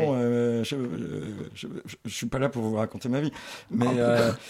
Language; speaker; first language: French; native; French